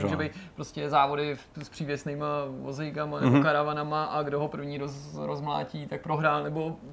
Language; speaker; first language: Czech; native; Czech